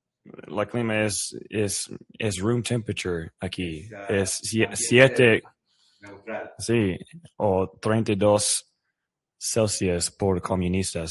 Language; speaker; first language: Spanish; non-native, learner; English